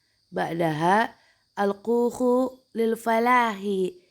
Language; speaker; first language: Arabic; non-native, fluent; Indonesian